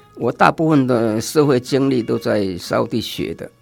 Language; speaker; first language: Chinese; native; Chinese